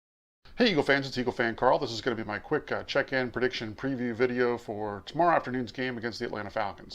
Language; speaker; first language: English; native; English